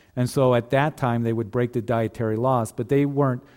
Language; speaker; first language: English; native; English